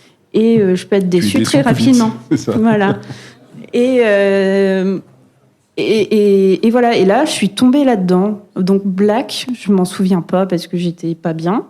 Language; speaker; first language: French; native; French